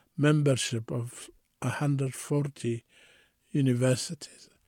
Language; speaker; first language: English; non-native, fluent; Tigrinya